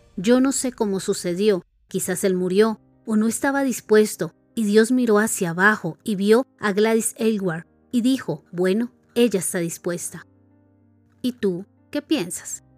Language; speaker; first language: Spanish; native; Spanish